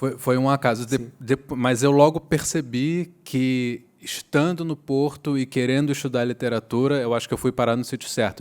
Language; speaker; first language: Portuguese; native; Portuguese